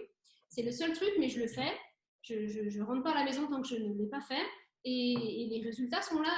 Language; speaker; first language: French; native; French